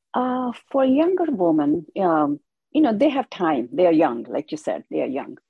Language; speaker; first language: English; non-native, local second language; Hindi